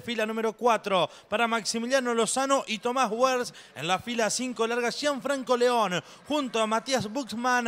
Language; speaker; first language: Spanish; native; Spanish